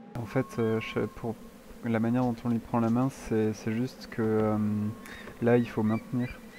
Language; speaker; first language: French; native; French